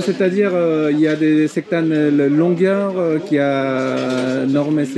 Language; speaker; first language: French; non-native, learner; Korean